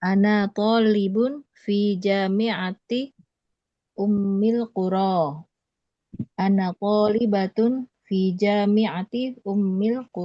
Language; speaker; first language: Arabic; non-native, learner; Indonesian